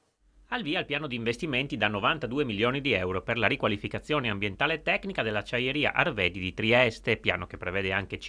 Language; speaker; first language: Italian; native; Italian